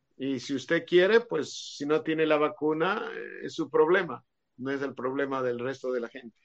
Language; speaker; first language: Spanish; non-native, fluent; Hebrew